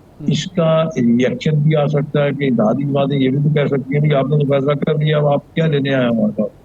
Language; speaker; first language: Urdu; non-native, local second language; Punjabi